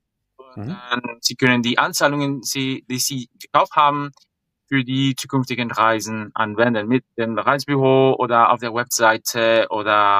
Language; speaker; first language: German; non-native, fluent; Spanish